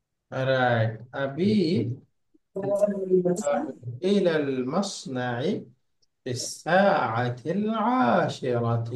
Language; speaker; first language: Arabic; non-native, learner; Bangla